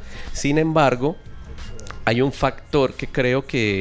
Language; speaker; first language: Spanish; native; Spanish